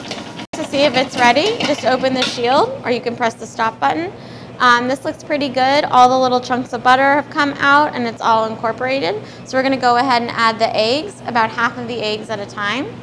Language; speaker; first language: English; native; English